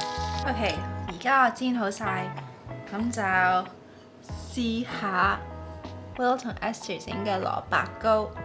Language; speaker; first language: Cantonese; early bilingual, heritage; Cantonese